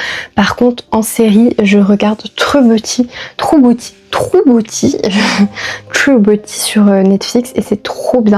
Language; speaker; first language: French; native; French